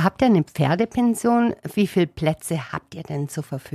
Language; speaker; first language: German; native; German